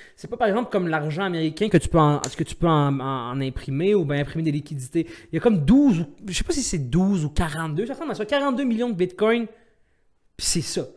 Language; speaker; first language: French; non-native, local second language; Arabic